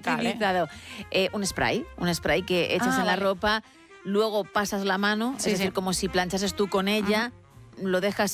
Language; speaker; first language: Spanish; native; Spanish